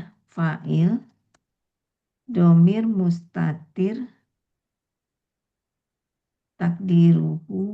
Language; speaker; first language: Arabic; non-native, learner; Indonesian